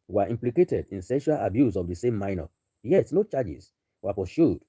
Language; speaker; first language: English; non-native, local second language; Yoruba